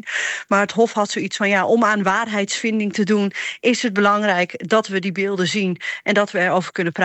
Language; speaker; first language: Dutch; native; Dutch